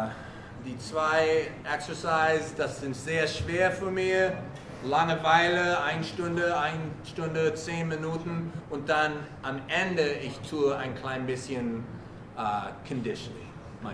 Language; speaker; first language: German; non-native, learner; English